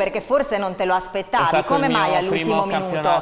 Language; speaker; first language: Italian; native; Italian